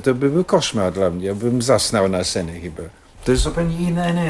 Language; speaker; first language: Polish; non-native, fluent; English